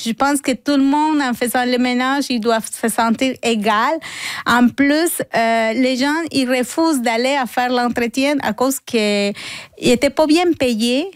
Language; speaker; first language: French; non-native, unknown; Spanish